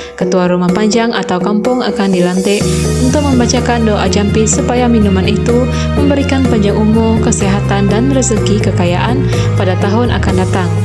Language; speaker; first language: Malay; non-native, local second language; Iban